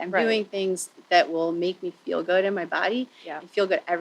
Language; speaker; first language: English; native; English